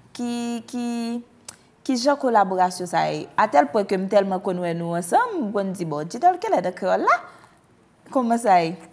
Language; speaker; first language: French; non-native, local second language; Haitian Creole